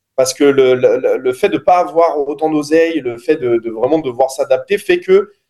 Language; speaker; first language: French; native; French